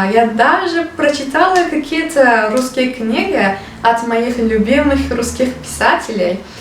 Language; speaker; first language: Russian; non-native, learner; Turkish